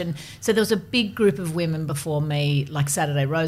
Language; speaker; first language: English; native; English